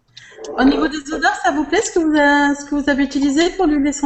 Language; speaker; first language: French; native; French